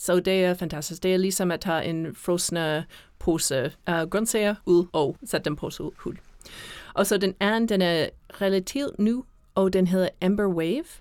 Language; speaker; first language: Danish; non-native, fluent; English